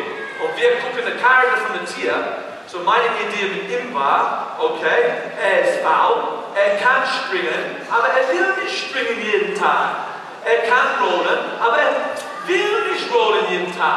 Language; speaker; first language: German; non-native, learner; English